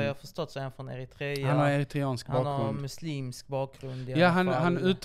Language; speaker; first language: Swedish; native; Swedish